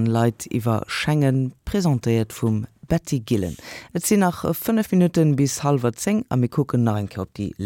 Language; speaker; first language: Luxembourgish; native; Luxembourgish